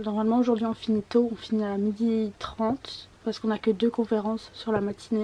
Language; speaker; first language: French; native; French